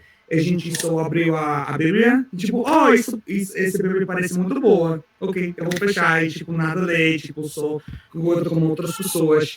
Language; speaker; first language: Portuguese; non-native, learner; English